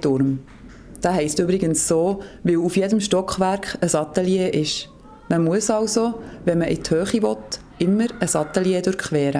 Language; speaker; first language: German; native; German